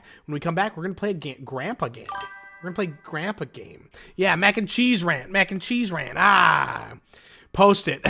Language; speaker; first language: English; native; English